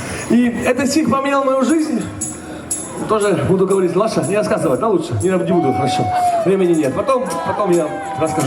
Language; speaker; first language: Russian; non-native, fluent; Georgian